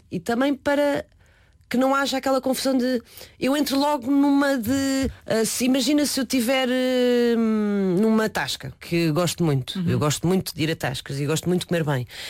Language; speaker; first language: Portuguese; early bilingual, other home language; Chinese